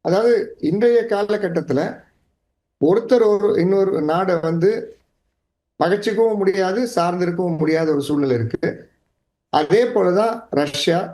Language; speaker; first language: Tamil; native; Tamil